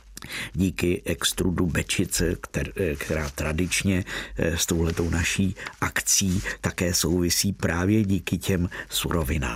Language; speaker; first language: Czech; native; Czech